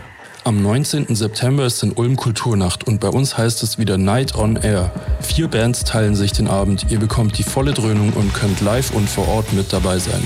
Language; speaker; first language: German; native; German